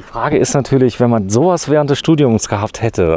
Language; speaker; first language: German; native; German